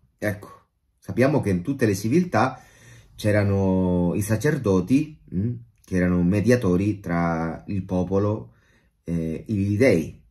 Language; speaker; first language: Italian; non-native, fluent; Spanish